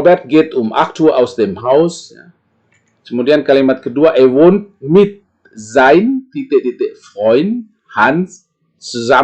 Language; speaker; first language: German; non-native, fluent; Indonesian